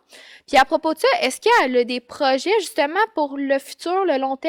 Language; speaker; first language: French; native; French